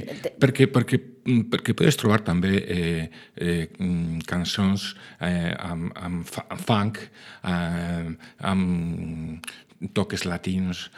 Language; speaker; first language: Catalan; non-native, local second language; Spanish